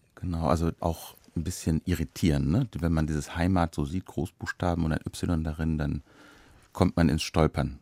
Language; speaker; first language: German; native; German